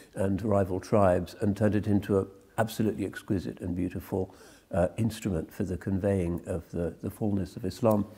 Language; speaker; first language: English; native; English